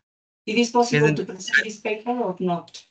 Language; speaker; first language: English; non-native, learner; Spanish